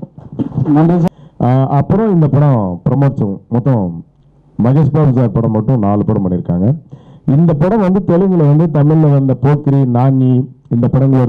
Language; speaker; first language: Tamil; native; Tamil